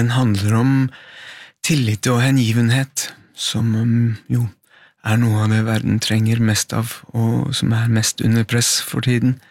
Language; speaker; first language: Norwegian; native; Norwegian